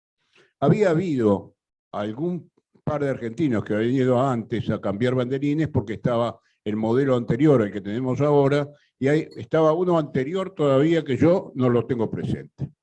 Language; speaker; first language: Spanish; native; Spanish